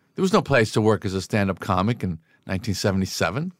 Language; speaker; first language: English; native; English